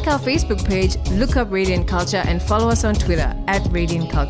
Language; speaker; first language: English; non-native, local second language; Shona